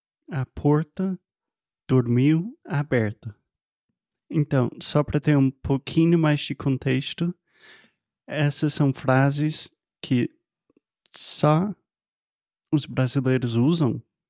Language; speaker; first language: Portuguese; non-native, learner; English